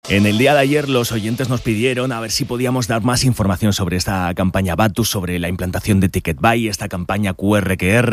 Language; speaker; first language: Spanish; native; Spanish